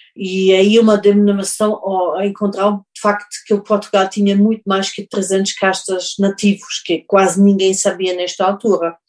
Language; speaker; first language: Portuguese; non-native, fluent; German